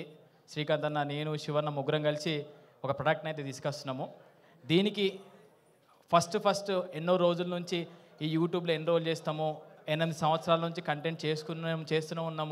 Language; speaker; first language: Telugu; native; Telugu